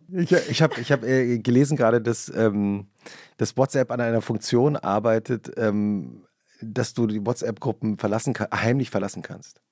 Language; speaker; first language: German; native; German